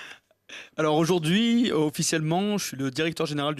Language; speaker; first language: French; native; French